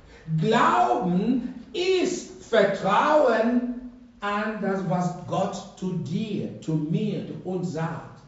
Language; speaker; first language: German; non-native, fluent; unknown